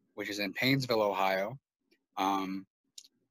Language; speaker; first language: English; native; English